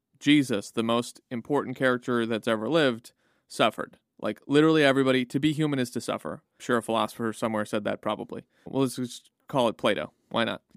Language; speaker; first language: English; native; English